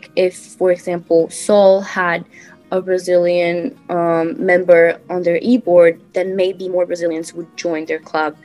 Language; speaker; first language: English; non-native, fluent; Portuguese